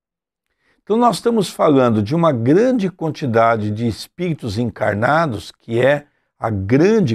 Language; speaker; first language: Portuguese; native; Portuguese